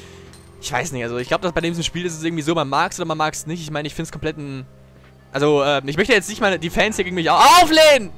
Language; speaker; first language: German; native; German